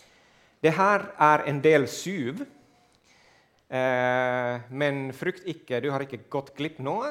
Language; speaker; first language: Swedish; non-native, fluent; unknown